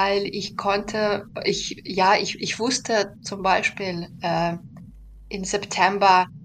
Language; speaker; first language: German; non-native, fluent; Belarusian